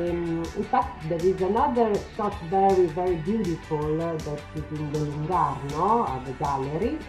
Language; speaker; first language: English; non-native, learner; Italian